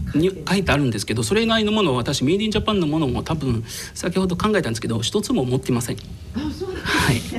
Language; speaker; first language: Japanese; non-native, fluent; Arabic